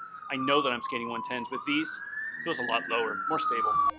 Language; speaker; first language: English; native; English